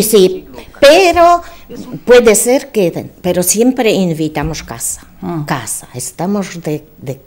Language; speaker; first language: Spanish; non-native, learner; Polish